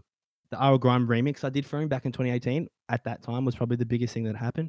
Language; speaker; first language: English; native; English